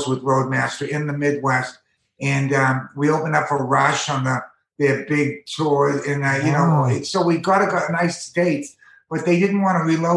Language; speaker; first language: English; native; English